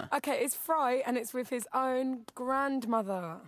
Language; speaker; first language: English; native; English